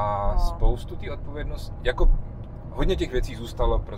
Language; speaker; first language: Czech; native; Czech